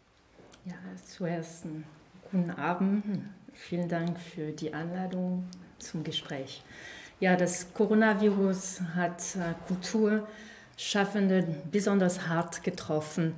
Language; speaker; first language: German; non-native, fluent; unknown